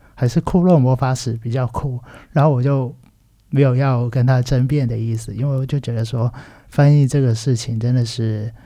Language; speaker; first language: Chinese; non-native, local second language; Cantonese